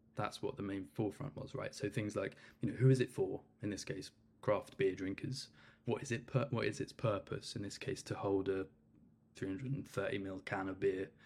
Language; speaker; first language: English; native; English